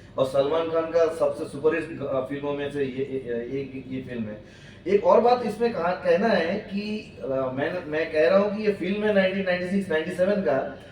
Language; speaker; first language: Hindi; non-native, local second language; Bangla